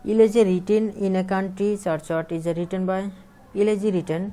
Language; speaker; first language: English; non-native, local second language; Bangla